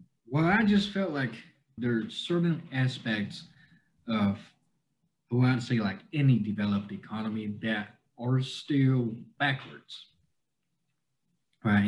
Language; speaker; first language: English; non-native, fluent; Chinese